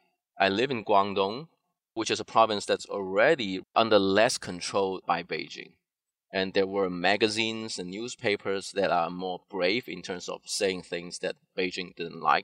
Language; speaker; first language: English; non-native, fluent; Cantonese